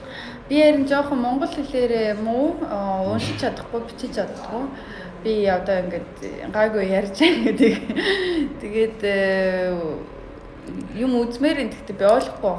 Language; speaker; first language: Mongolian; early bilingual, heritage; Mongolian